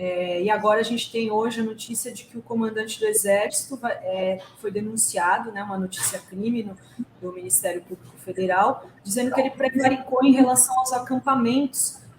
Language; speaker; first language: Portuguese; native; Portuguese